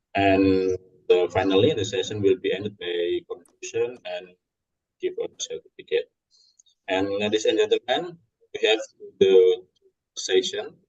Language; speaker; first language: English; non-native, learner; Indonesian